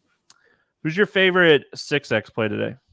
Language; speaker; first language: English; native; English